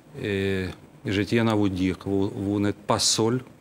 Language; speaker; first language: French; non-native, fluent; Ukrainian